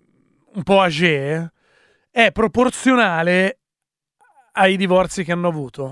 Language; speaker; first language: Italian; native; Italian